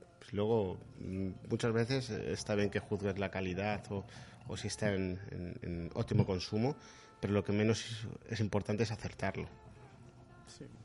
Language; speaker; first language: Spanish; native; Spanish